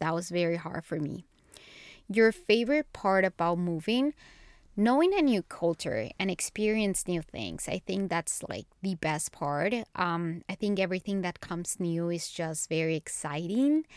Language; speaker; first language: English; non-native, fluent; Spanish